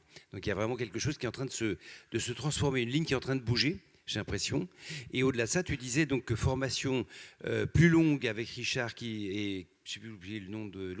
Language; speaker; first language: French; native; French